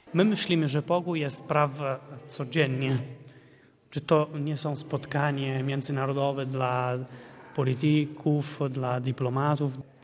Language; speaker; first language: Polish; non-native, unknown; Italian